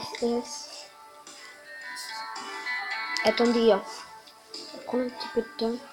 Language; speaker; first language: French; native; French